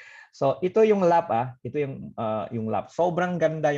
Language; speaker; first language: Filipino; non-native, fluent; Indonesian